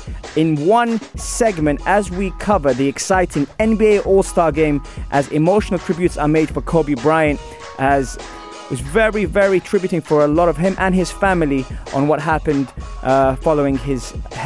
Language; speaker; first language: English; native; English